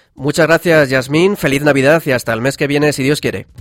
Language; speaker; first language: Spanish; native; Spanish